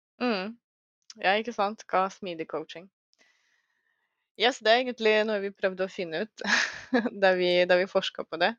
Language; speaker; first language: Norwegian; non-native, fluent; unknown